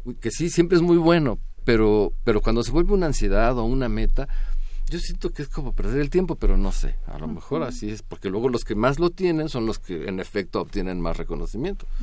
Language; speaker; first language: Spanish; native; Spanish